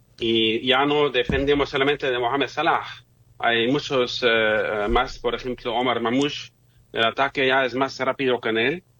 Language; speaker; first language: Spanish; non-native, fluent; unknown